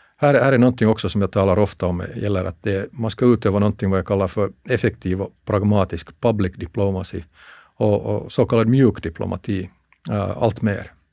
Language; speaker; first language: Swedish; native; Swedish